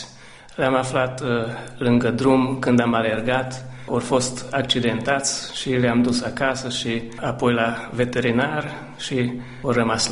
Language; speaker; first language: Romanian; non-native, local second language; Hungarian